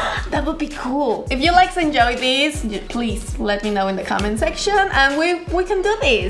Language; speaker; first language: English; non-native, fluent; Spanish